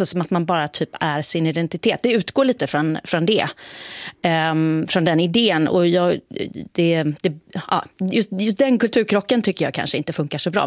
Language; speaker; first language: Swedish; native; Swedish